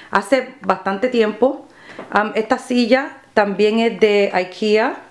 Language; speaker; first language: Spanish; early bilingual, other home language; English